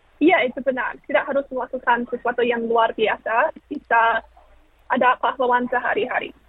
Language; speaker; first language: Indonesian; non-native, fluent; English